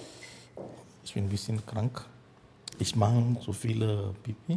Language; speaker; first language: German; non-native, learner; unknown